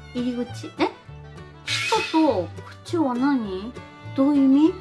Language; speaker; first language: Japanese; non-native, learner; Spanish